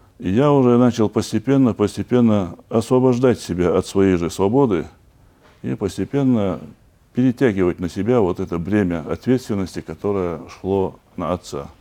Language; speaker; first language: Russian; non-native, local second language; Chechen